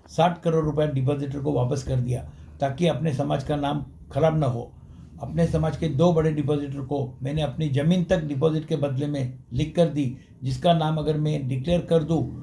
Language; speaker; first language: Hindi; non-native, local second language; Sindhi